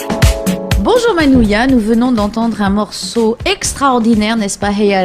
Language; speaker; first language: French; native; French